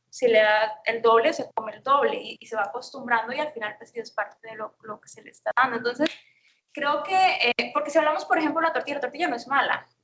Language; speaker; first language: Spanish; native; Spanish